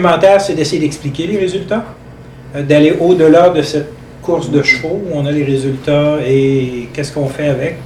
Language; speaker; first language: French; native; French